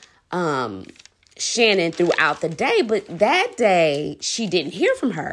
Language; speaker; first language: English; native; English